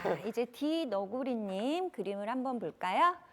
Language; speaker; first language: Korean; native; Korean